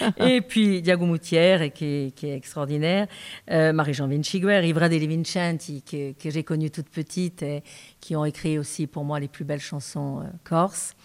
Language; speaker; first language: French; native; French